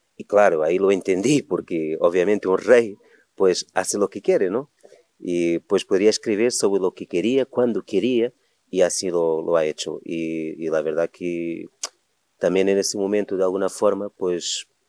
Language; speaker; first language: Spanish; non-native, fluent; Portuguese